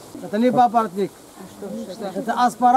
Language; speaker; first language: Russian; non-native, learner; Arabic